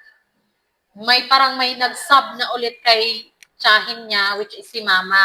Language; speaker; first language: Filipino; non-native, local second language; Cebuano